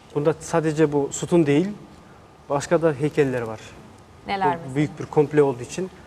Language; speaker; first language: Turkish; non-native, fluent; Mongolian